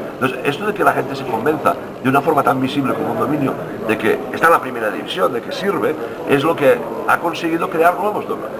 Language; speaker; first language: Spanish; non-native, local second language; Catalan